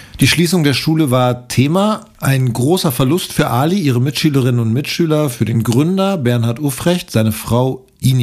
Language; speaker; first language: German; native; German